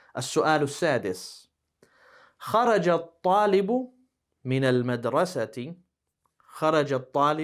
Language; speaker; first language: Arabic; non-native, fluent; English